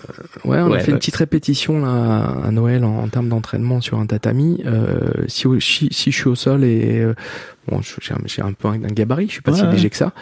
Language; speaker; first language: French; native; French